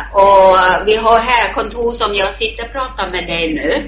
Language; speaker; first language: Swedish; non-native, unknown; Thai